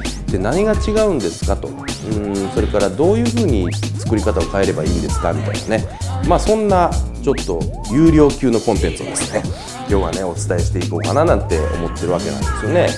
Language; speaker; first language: Japanese; native; Japanese